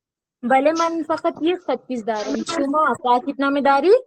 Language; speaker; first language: Persian; non-native, learner; Urdu